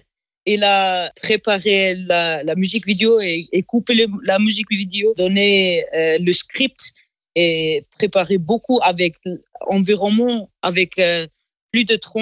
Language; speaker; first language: French; non-native, local second language; German